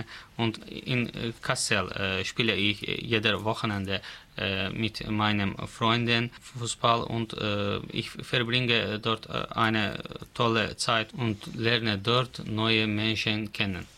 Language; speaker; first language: German; non-native, learner; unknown